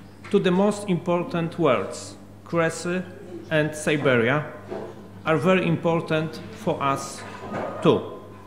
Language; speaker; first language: English; non-native, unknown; Polish